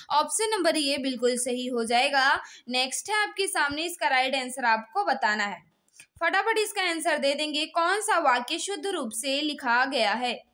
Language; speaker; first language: Hindi; native; Hindi